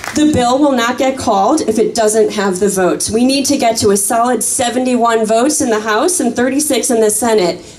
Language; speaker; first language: English; native; English